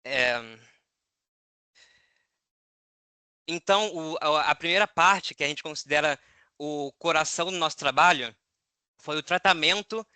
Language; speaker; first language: Portuguese; native; Portuguese